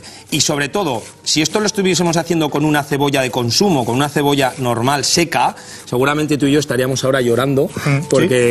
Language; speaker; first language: Spanish; native; Spanish